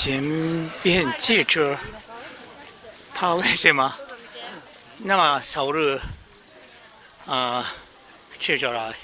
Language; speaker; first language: Chinese; non-native, learner; Japanese